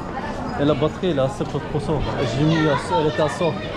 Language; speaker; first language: French; early bilingual, other home language; Polish